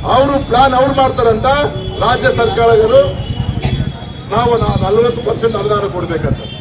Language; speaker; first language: Kannada; native; Kannada